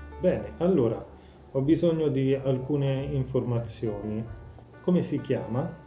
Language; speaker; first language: Italian; native; Italian